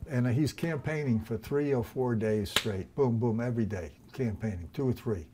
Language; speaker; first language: English; native; English